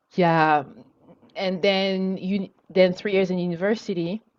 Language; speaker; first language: English; non-native, local second language; French